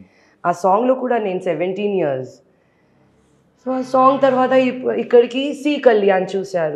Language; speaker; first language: Telugu; non-native, learner; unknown